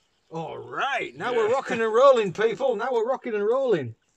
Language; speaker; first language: English; native; English